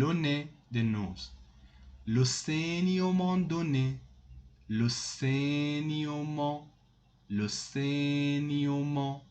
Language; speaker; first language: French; non-native, fluent; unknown